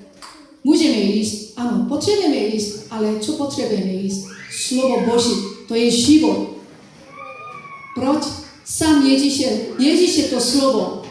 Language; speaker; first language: Czech; non-native, fluent; Korean